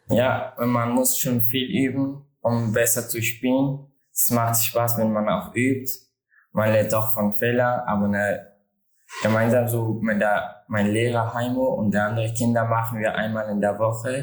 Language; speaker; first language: German; non-native, learner; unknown